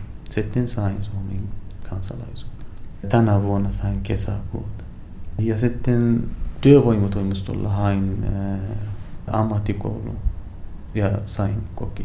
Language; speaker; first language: Finnish; non-native, learner; Arabic